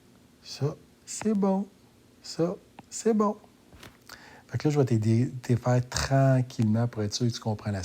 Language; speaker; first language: French; native; French